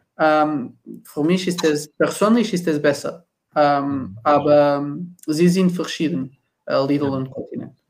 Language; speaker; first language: German; non-native, learner; Portuguese